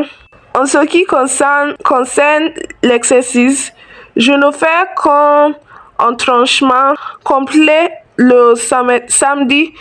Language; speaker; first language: French; non-native, learner; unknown